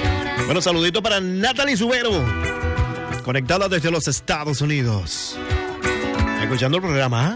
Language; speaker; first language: Spanish; native; Spanish